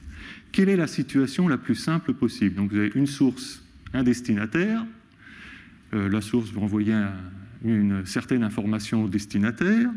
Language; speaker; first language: French; native; French